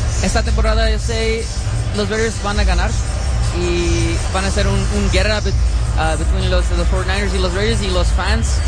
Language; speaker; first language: Spanish; early bilingual, heritage; Spanish